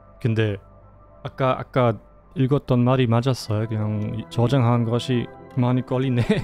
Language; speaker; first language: Korean; non-native, fluent; German